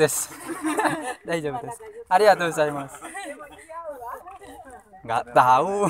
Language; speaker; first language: Japanese; non-native, learner; Indonesian